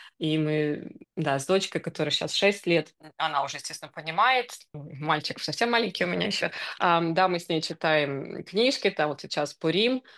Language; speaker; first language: Russian; native; Russian